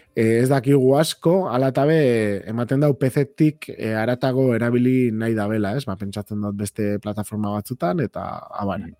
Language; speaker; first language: Basque; native; Basque